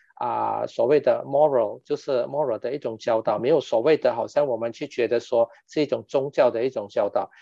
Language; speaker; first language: Chinese; non-native, local second language; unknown